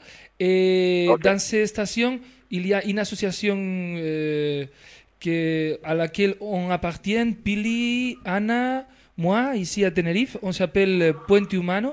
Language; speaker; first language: French; non-native, fluent; Spanish